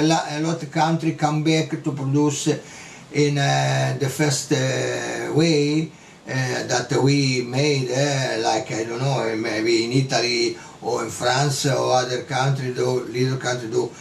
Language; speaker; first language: English; non-native, learner; Italian